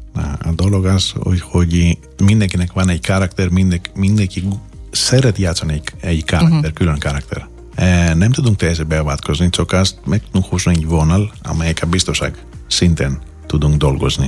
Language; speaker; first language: Hungarian; non-native, fluent; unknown